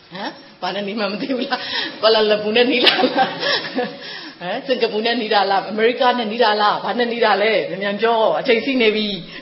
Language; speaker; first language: Burmese; native; Burmese